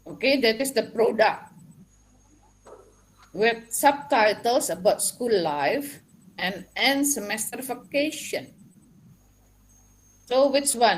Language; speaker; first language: English; non-native, fluent; Javanese